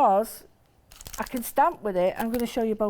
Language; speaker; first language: English; native; English